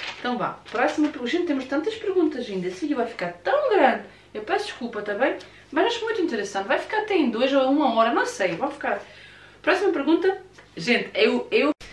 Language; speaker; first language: Portuguese; early bilingual, other home language; Russian